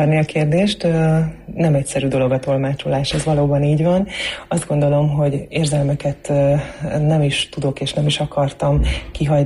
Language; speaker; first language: Hungarian; non-native, local second language; Croatian